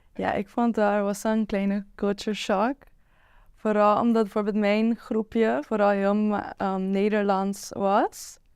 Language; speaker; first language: Dutch; non-native, local second language; Papiamento